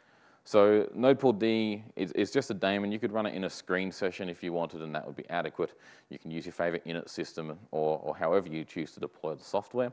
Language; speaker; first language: English; native; English